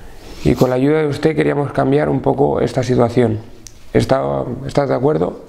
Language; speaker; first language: Spanish; non-native, fluent; Russian